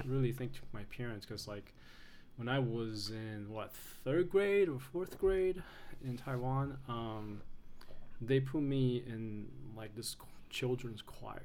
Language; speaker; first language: English; early bilingual, other home language; Chinese